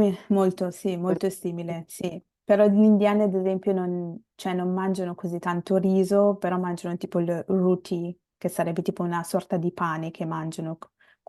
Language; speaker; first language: Italian; early bilingual, other home language; Bangla